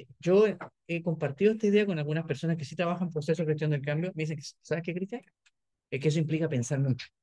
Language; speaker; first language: Spanish; native; Spanish